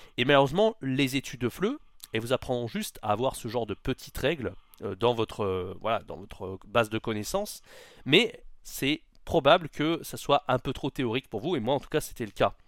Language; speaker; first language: French; native; French